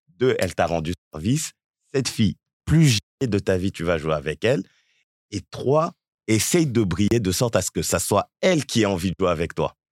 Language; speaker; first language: French; early bilingual, other home language; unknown